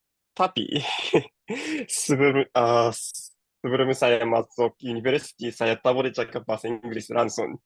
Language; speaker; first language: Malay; non-native, learner; Japanese